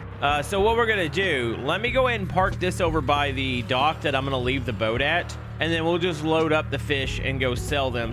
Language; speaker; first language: English; native; English